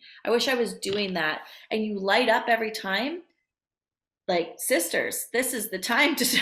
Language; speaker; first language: English; native; English